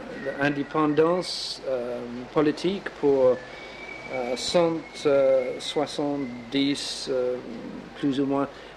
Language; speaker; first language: French; non-native, learner; English